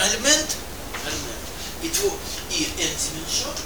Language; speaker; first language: Swedish; non-native, fluent; Russian